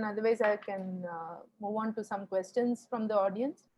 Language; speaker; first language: English; non-native, local second language; Tamil